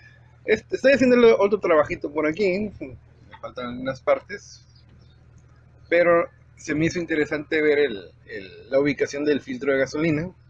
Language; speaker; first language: Spanish; native; Spanish